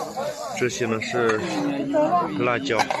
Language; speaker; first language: Chinese; non-native, local second language; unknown